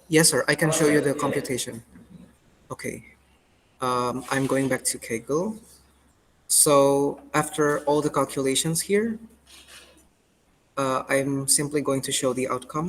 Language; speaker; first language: English; non-native, fluent; Indonesian